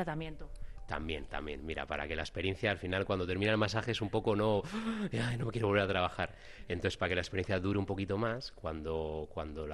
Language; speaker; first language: Spanish; native; Spanish